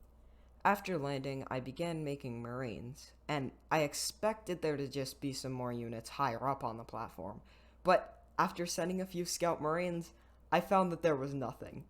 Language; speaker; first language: English; native; English